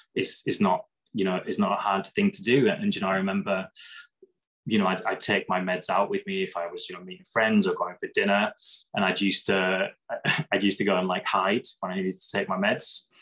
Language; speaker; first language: English; native; English